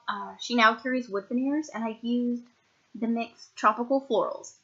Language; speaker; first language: English; native; English